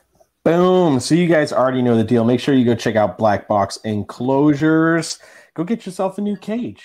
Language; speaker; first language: English; native; English